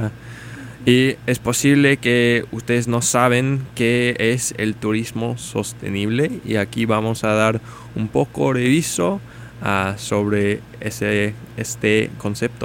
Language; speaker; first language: Spanish; non-native, learner; English